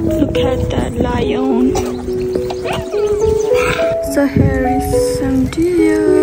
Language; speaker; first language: English; non-native, learner; Nepali